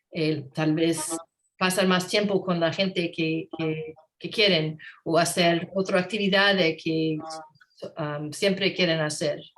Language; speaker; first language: Spanish; non-native, learner; English